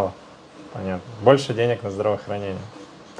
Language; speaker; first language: Russian; native; Russian